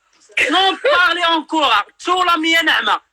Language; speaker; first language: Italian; non-native, learner; Arabic